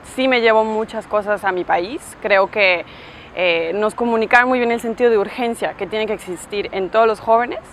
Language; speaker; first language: Spanish; native; Spanish